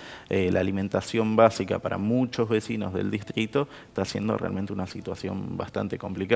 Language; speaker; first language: Spanish; native; Spanish